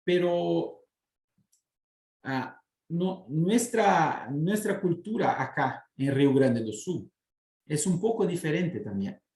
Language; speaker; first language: Spanish; non-native, fluent; Portuguese